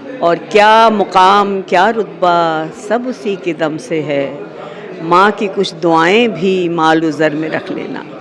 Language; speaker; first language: Urdu; native; Urdu